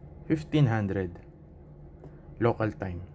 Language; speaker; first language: English; non-native, local second language; Filipino